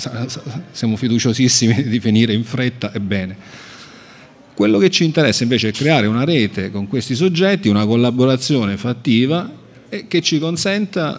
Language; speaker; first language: Italian; native; Italian